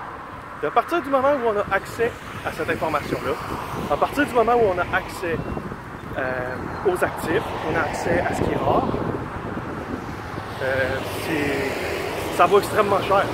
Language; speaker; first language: French; native; French